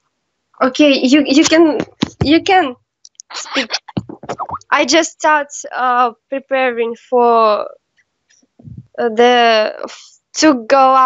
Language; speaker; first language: English; non-native, learner; Russian